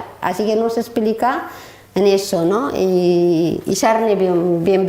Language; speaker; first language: Spanish; non-native, learner; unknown